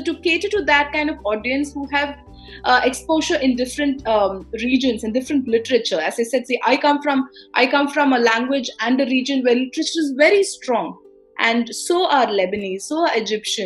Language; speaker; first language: English; non-native, local second language; Tamil